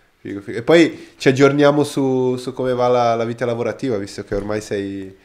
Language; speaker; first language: Italian; native; Italian